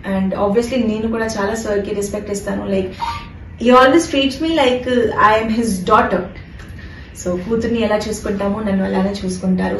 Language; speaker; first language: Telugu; non-native, fluent; Hindi